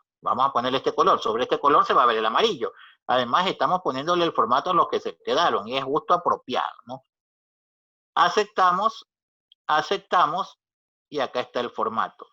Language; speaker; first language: Spanish; native; Spanish